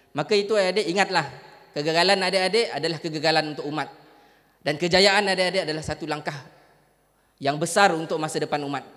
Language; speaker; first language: Malay; native; Malay